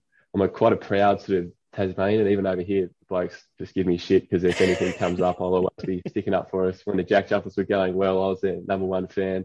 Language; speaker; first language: English; native; English